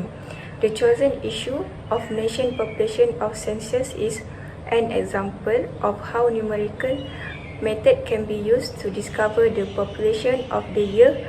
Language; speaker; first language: English; non-native, local second language; Malay